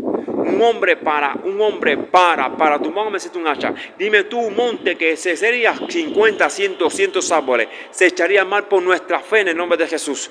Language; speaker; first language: Spanish; native; Spanish